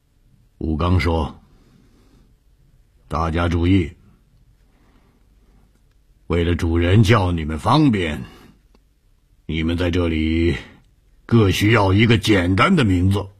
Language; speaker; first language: Chinese; native; Chinese